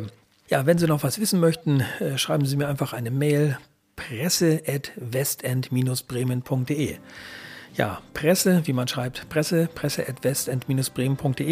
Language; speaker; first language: German; native; German